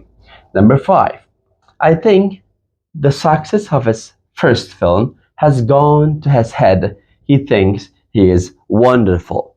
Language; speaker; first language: English; non-native, fluent; Persian